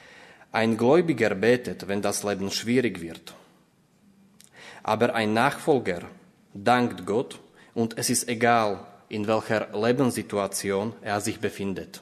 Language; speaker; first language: German; non-native, fluent; Slovak